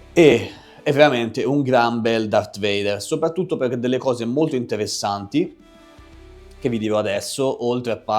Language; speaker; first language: Italian; native; Italian